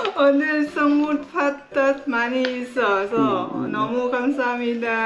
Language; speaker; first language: Korean; non-native, learner; Lao